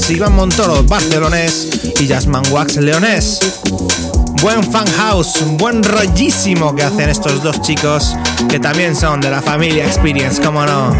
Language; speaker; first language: Spanish; native; Spanish